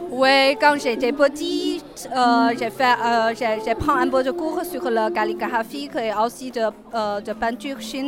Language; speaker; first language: French; non-native, fluent; Chinese